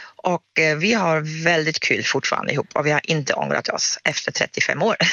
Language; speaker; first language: Swedish; non-native, fluent; German